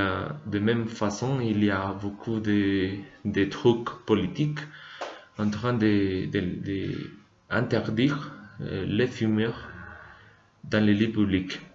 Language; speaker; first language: French; non-native, learner; Spanish